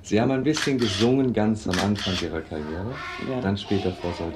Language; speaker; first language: German; native; German